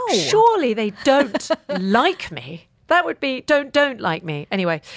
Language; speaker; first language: English; native; English